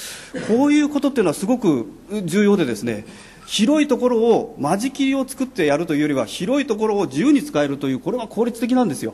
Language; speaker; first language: Japanese; native; Japanese